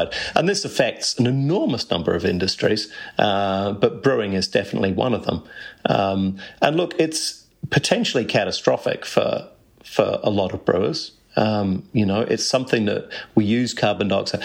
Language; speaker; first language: English; native; English